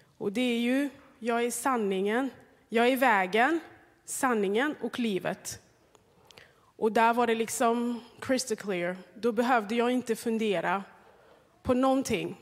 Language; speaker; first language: Swedish; non-native, fluent; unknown